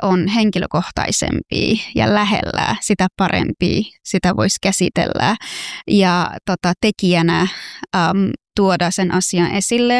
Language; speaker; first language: Finnish; non-native, fluent; Persian